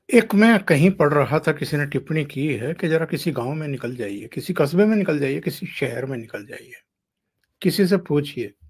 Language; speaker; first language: Hindi; native; Hindi